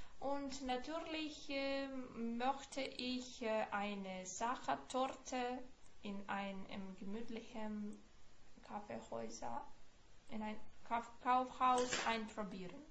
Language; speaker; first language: German; non-native, fluent; Ukrainian